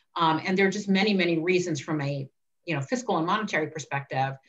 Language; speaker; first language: English; native; English